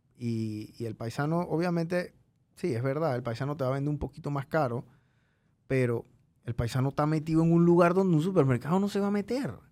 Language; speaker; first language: Spanish; native; Spanish